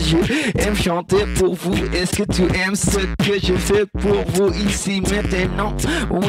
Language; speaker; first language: French; non-native, learner; English